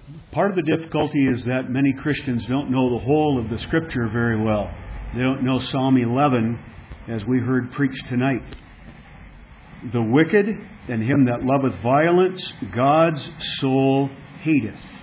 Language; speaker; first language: English; native; English